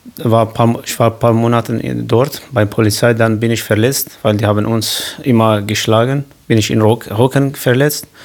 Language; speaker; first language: German; non-native, learner; Kurdish